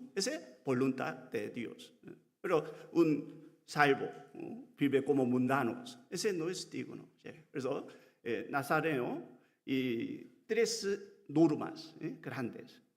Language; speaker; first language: Spanish; non-native, learner; Korean